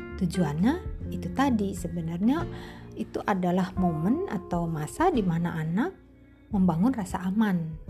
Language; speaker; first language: Indonesian; native; Indonesian